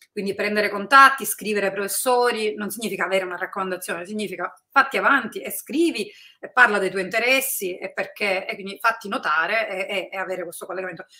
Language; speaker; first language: Italian; native; Italian